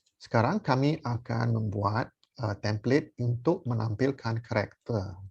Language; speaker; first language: Malay; non-native, fluent; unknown